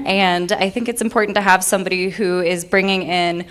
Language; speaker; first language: English; native; English